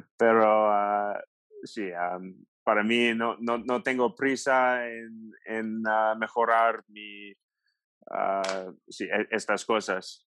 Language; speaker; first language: Spanish; non-native, learner; English